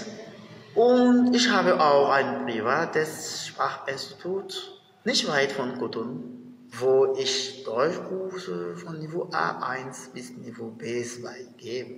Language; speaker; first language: German; non-native, fluent; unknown